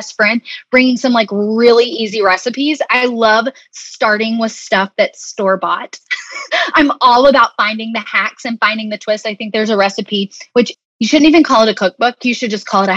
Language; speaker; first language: English; native; English